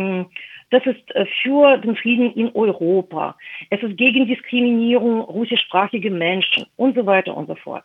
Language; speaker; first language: German; non-native, fluent; Russian